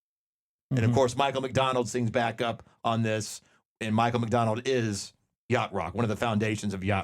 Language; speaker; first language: English; native; English